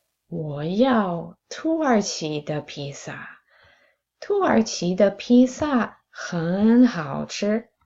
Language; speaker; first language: Chinese; non-native, fluent; English